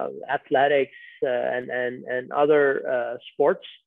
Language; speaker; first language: English; non-native, local second language; Tamil